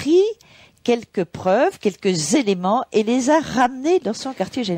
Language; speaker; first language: French; native; French